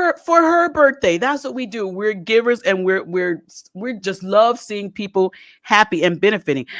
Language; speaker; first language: English; native; English